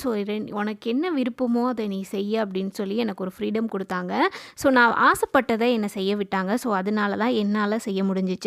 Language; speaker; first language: Tamil; native; Tamil